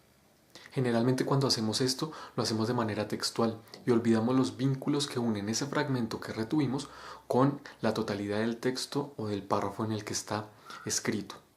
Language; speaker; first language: Spanish; native; Spanish